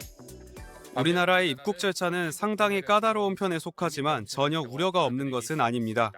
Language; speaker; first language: Korean; native; Korean